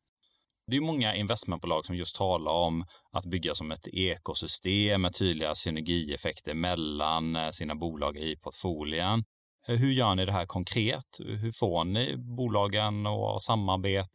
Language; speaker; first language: Swedish; native; Swedish